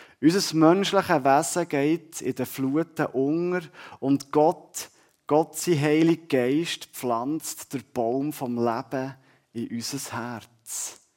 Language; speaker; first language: German; native; German